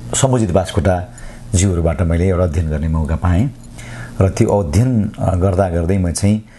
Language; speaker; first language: Nepali; native; Nepali